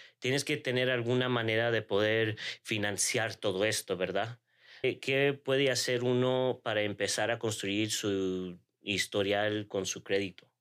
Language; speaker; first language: Spanish; native; Spanish